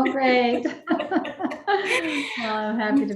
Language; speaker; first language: English; native; English